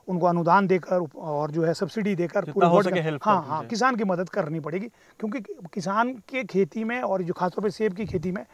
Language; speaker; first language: Hindi; native; Hindi